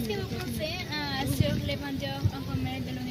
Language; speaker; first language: French; non-native, learner; Spanish